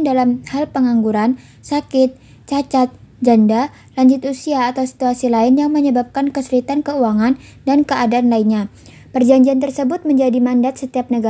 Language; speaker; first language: Indonesian; native; Indonesian